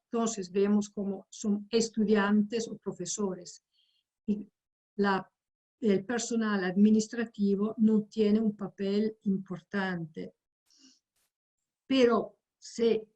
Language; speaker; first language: Spanish; non-native, fluent; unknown